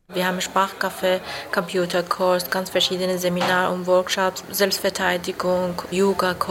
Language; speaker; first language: German; non-native, learner; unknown